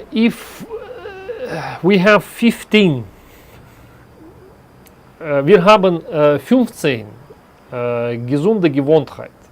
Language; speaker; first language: German; non-native, learner; Russian